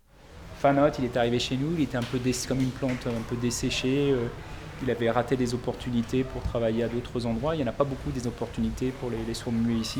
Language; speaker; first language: French; native; French